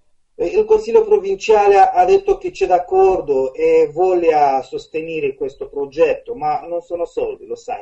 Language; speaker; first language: Italian; non-native, fluent; Romanian